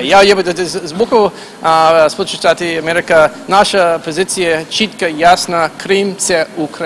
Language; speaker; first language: Ukrainian; non-native, fluent; English